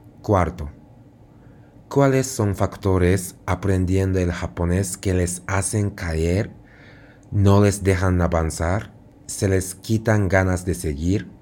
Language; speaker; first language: Spanish; non-native, fluent; Japanese